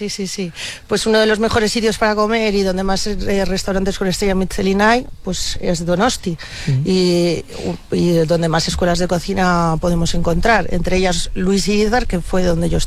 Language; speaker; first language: Spanish; native; Spanish